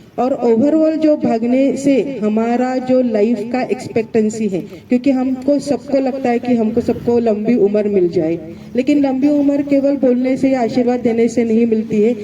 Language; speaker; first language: Hindi; non-native, local second language; Marathi